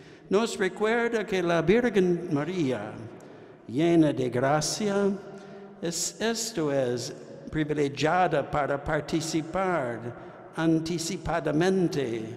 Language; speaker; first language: Spanish; non-native, fluent; English